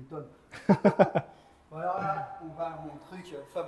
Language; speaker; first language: French; native; French